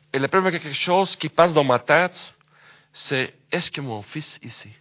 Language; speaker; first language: French; non-native, learner; Dutch